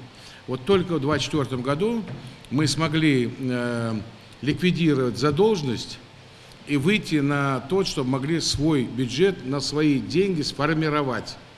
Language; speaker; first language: Russian; non-native, local second language; Ingush